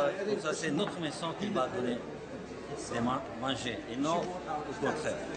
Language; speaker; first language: French; non-native, fluent; Spanish